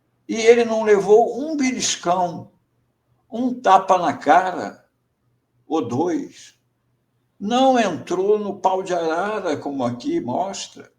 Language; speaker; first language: Portuguese; native; Portuguese